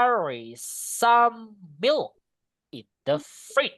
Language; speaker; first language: English; non-native, fluent; Indonesian